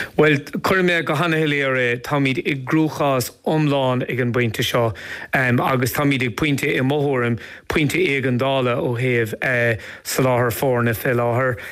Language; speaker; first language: Irish; non-native, local second language; English